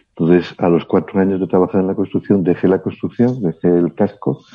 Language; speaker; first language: Spanish; native; Spanish